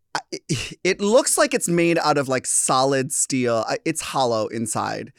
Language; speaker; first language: English; early bilingual, other home language; Filipino